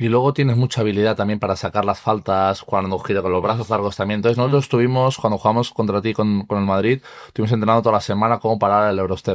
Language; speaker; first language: Spanish; native; Spanish